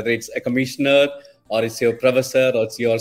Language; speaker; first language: English; non-native, local second language; Malayalam